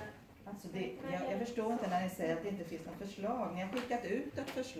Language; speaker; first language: Swedish; native; Swedish